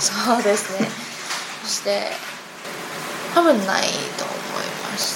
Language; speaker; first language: Japanese; non-native, learner; Chinese